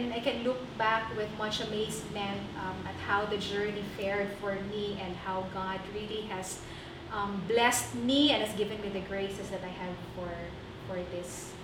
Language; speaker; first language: English; non-native, local second language; Cebuano